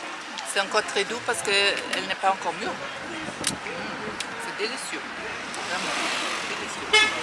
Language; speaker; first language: French; non-native, fluent; German